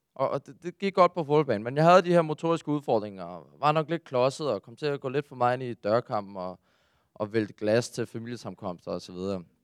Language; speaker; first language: Danish; native; Danish